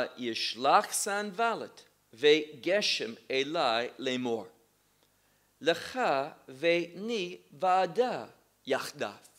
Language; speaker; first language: Hebrew; non-native, fluent; English